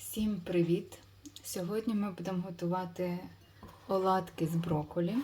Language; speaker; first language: Ukrainian; non-native, local second language; Russian